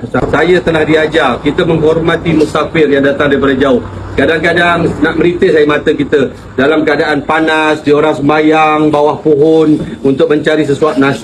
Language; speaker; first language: Malay; native; Malay